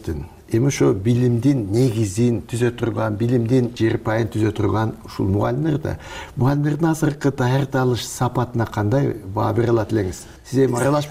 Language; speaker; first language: Kyrgyz; native; Kyrgyz